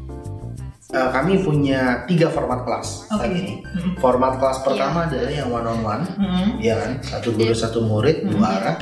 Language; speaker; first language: Indonesian; native; Indonesian